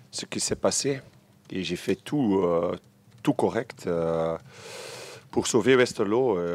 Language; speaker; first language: French; non-native, local second language; Dutch